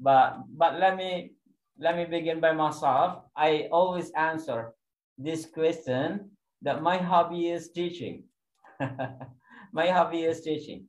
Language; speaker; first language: English; non-native, fluent; Indonesian